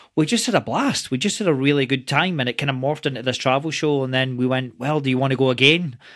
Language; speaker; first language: English; native; English